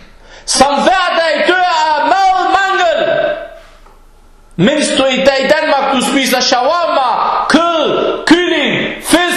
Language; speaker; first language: Danish; early bilingual, other home language; Arabic